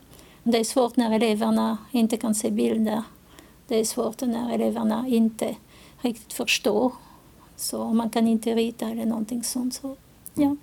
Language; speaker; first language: Swedish; non-native, fluent; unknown